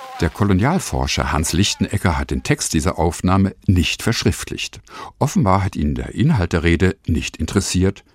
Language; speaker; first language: German; native; German